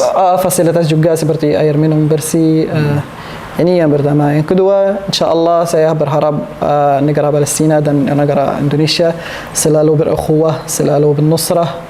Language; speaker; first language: Indonesian; non-native, learner; Arabic